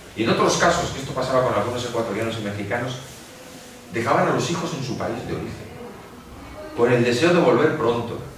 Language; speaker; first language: Spanish; native; Spanish